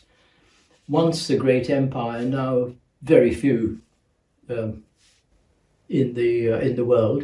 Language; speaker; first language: English; non-native, local second language; Gujarati